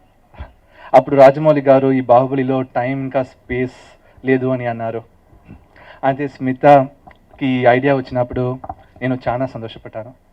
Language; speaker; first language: Telugu; non-native, learner; Tamil